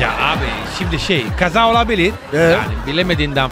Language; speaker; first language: Turkish; non-native, fluent; Italian